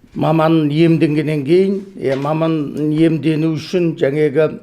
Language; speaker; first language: Kazakh; native; Kazakh